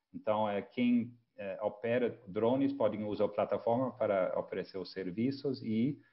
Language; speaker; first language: Portuguese; non-native, fluent; English